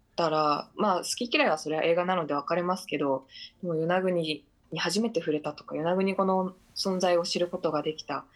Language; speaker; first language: Japanese; native; Japanese